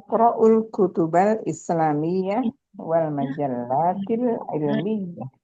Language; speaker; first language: Arabic; non-native, learner; Indonesian